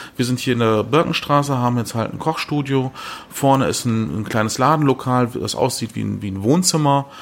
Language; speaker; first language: German; early bilingual, other home language; Turkish